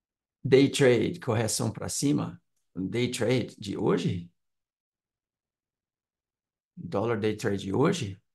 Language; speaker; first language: Portuguese; non-native, fluent; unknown